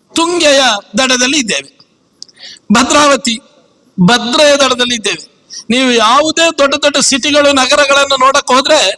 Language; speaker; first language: Kannada; native; Kannada